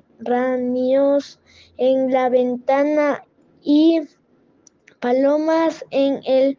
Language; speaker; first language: Spanish; non-native, learner; French